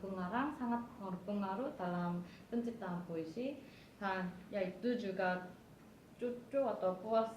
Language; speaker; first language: Indonesian; non-native, fluent; Korean